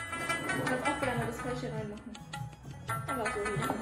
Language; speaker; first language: German; early bilingual, other home language; Persian